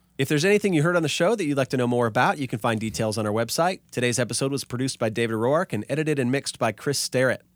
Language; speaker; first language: English; native; English